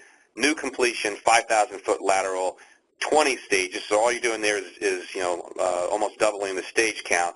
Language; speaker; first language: English; native; English